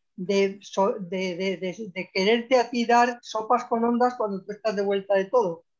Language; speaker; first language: Spanish; native; Spanish